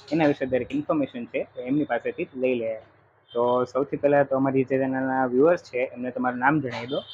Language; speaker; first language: Gujarati; native; Gujarati